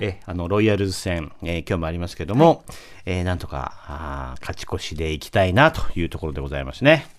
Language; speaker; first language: Japanese; native; Japanese